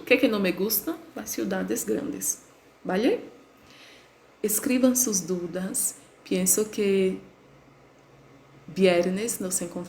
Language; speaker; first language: Spanish; non-native, learner; Portuguese